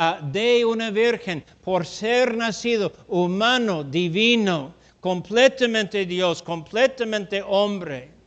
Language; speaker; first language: Spanish; non-native, fluent; English